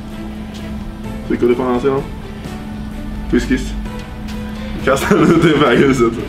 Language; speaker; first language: Swedish; native; Swedish